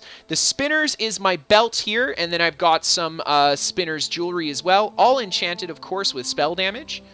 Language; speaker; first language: English; native; English